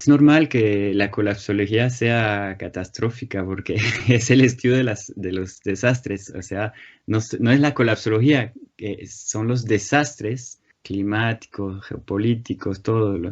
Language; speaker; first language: Spanish; non-native, fluent; French